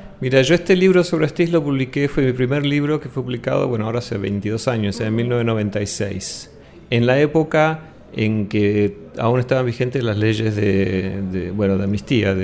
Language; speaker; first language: Spanish; early bilingual, other home language; English